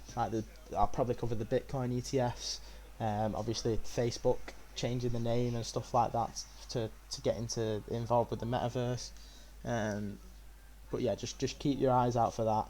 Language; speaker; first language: English; native; English